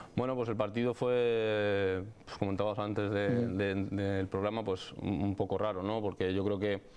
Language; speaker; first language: Spanish; native; Spanish